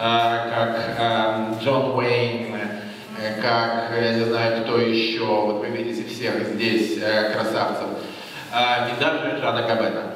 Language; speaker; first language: Russian; native; Russian